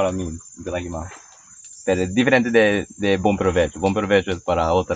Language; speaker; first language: Spanish; non-native, learner; Japanese